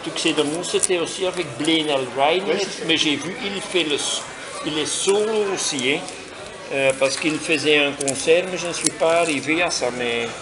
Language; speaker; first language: French; non-native, local second language; Dutch